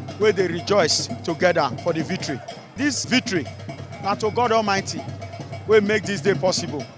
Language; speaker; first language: Nigerian Pidgin; non-native, local second language; Bini